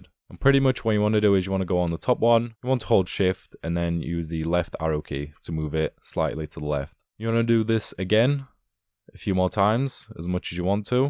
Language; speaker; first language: English; native; English